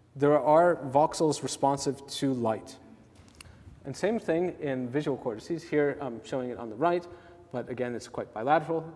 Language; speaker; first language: English; native; English